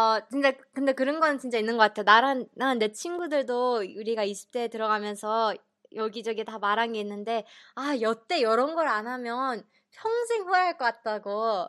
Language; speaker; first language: Korean; early bilingual, heritage; Korean